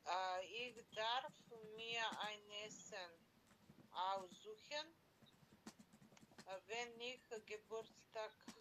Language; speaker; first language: German; non-native, learner; Macedonian